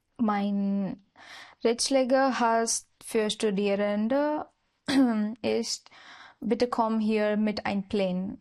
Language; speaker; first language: German; non-native, learner; Marathi